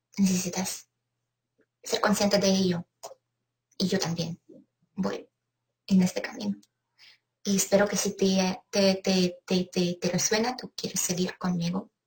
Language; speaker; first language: Spanish; non-native, fluent; Ukrainian